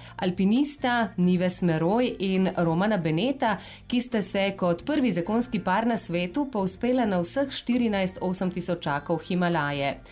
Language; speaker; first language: Slovenian; native; Slovenian